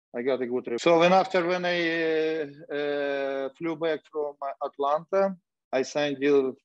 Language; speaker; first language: English; non-native, fluent; Russian